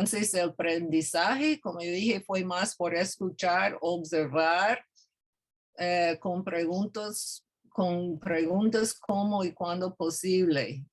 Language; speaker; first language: Spanish; non-native, fluent; English